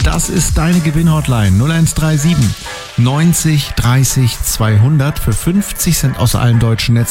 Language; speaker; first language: German; native; German